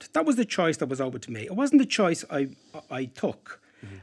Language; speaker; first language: English; native; English